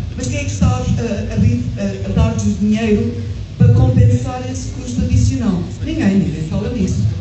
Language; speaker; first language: Portuguese; early bilingual, heritage; English